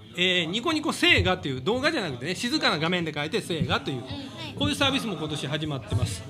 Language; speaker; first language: Japanese; native; Japanese